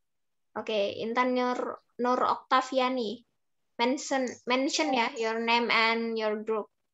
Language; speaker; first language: English; non-native, learner; Indonesian